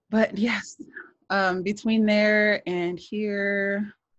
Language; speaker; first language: English; native; English